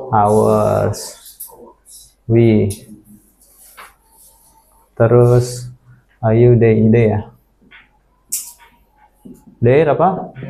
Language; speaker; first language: English; non-native, fluent; Indonesian